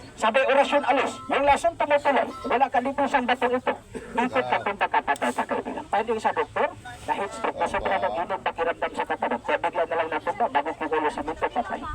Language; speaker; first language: Filipino; non-native, local second language; Cebuano